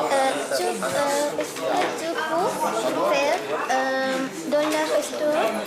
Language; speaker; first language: French; non-native, learner; Sinhala